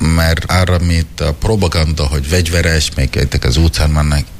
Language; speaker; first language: Hungarian; non-native, fluent; Arabic